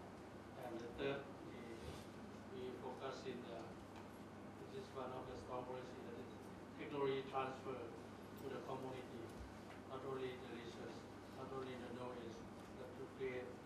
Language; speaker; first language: English; non-native, learner; Thai